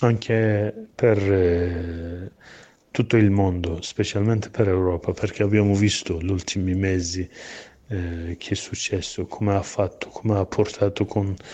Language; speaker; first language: Italian; non-native, learner; Kurdish